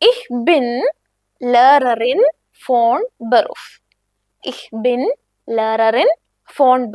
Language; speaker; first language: German; non-native, fluent; Malayalam